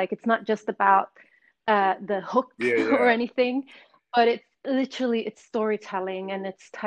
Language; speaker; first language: English; non-native, fluent; Swedish